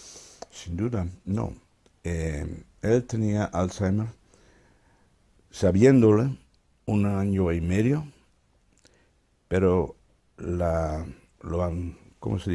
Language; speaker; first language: Spanish; non-native, fluent; Dutch